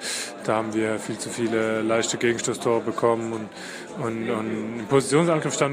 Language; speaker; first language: German; native; German